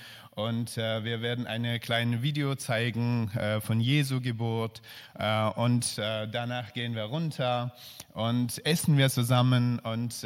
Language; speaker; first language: German; non-native, learner; Persian